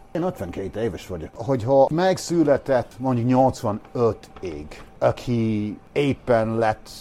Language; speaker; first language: Hungarian; non-native, fluent; English